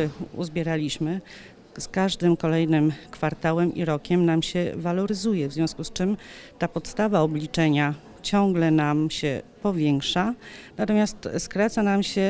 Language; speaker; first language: Polish; native; Polish